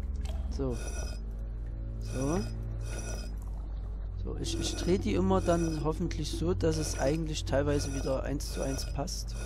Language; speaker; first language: German; native; German